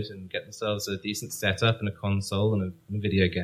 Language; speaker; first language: English; native; English